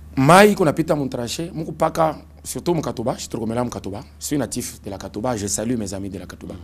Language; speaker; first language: French; non-native, local second language; Swahili